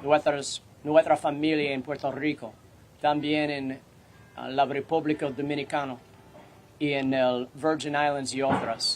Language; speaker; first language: Spanish; non-native, learner; English